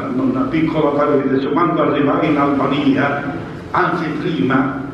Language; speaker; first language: Italian; native; Italian